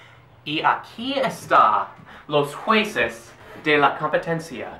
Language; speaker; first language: Spanish; non-native, learner; English